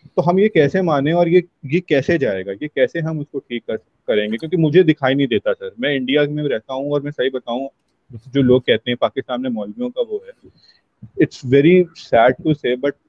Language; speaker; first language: Hindi; native; Hindi